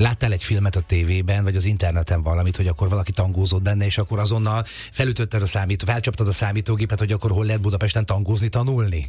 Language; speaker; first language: Hungarian; native; Hungarian